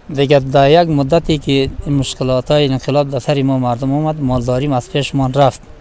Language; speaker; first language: Persian; non-native, local second language; Gujari